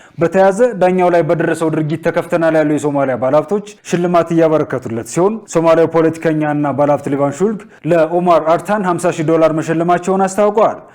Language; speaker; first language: Amharic; native; Amharic